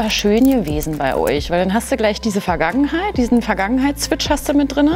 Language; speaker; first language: German; native; German